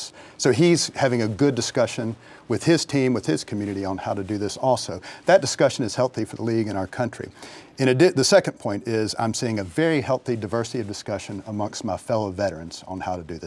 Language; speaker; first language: English; native; English